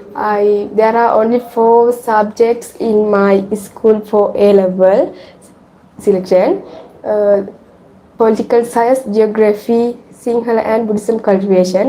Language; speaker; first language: English; non-native, learner; Sinhala